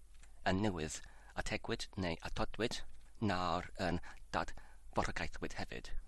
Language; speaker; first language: Welsh; non-native, learner; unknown